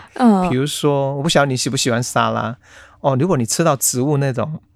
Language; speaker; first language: Chinese; native; Chinese